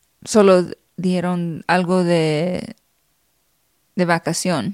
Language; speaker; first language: Spanish; early bilingual, heritage; Spanish